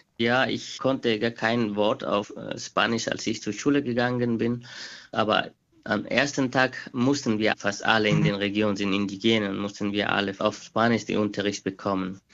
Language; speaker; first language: German; non-native, fluent; Quechua